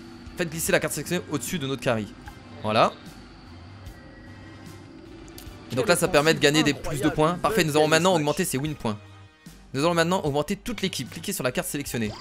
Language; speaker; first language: French; native; French